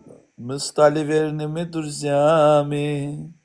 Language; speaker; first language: Russian; non-native, learner; Azerbaijani